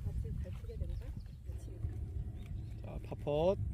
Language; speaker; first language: Korean; native; Korean